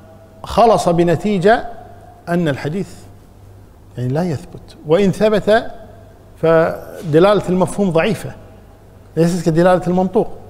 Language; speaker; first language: Arabic; native; Arabic